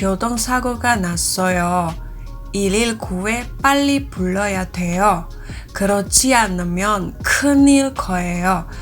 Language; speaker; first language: Korean; non-native, learner; Indonesian